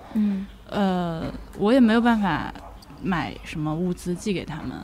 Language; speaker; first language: Chinese; native; Chinese